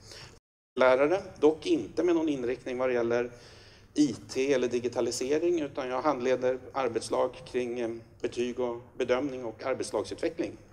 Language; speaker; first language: Swedish; native; Swedish